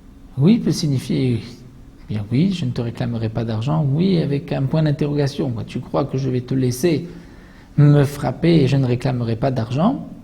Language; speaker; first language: French; native; French